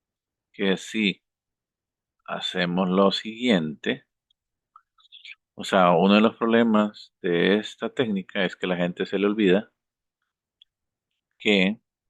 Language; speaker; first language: Spanish; native; Spanish